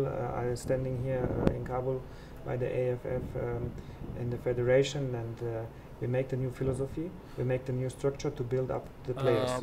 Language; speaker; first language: English; non-native, fluent; German